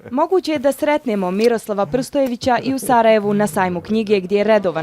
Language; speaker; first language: Bosnian; native; Bosnian